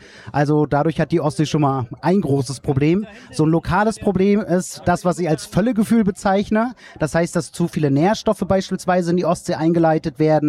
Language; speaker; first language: German; native; German